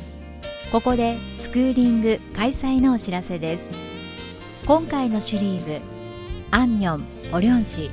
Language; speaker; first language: Japanese; native; Japanese